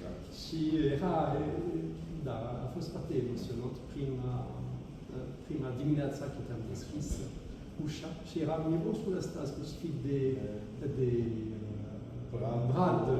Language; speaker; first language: Romanian; non-native, fluent; French